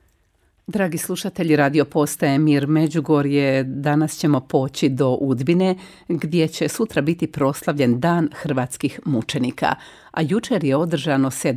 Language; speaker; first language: Croatian; native; Croatian